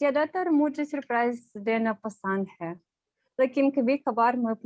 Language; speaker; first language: Hindi; non-native, learner; Russian